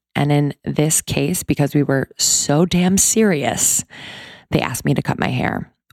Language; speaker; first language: English; native; English